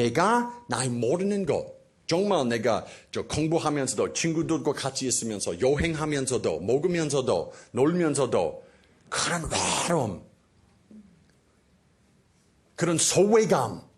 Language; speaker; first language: Korean; non-native, fluent; English